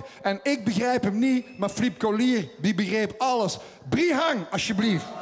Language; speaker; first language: Dutch; native; Dutch